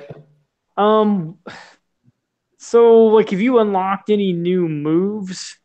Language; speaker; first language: English; native; English